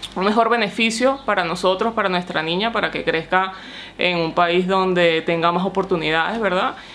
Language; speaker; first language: Spanish; native; Spanish